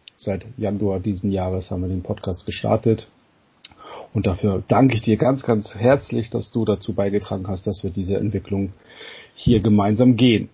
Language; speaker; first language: German; native; German